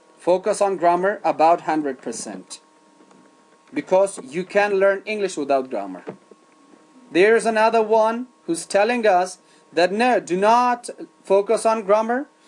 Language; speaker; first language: English; non-native, fluent; Persian